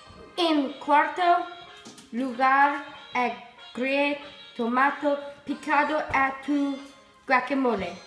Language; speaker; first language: Spanish; non-native, learner; English